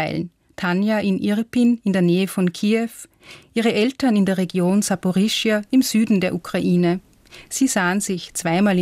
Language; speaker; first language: German; native; German